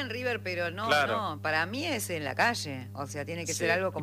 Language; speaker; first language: Spanish; native; Spanish